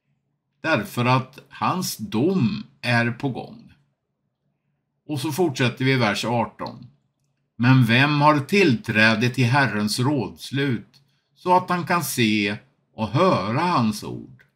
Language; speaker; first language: Swedish; native; Swedish